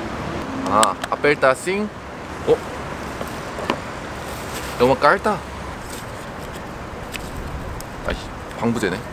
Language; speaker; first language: Portuguese; non-native, learner; Korean